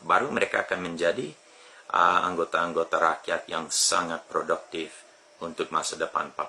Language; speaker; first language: Indonesian; non-native, fluent; English